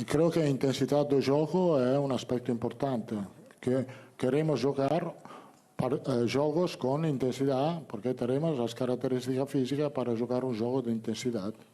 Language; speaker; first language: Portuguese; non-native, learner; Italian